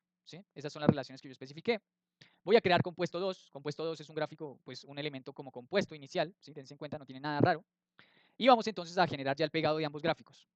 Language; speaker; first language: Spanish; native; Spanish